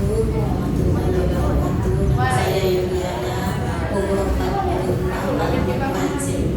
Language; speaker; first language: Indonesian; non-native, local second language; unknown